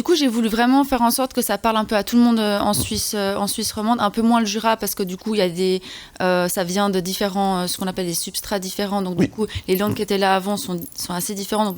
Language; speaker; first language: French; native; French